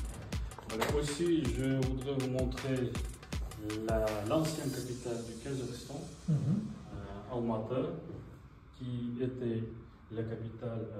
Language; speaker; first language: French; non-native, fluent; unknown